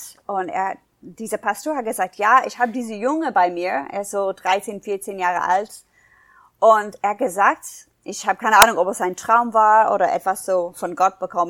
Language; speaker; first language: German; non-native, fluent; English